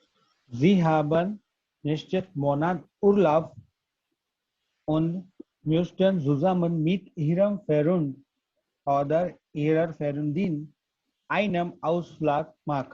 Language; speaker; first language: German; non-native, learner; Gujarati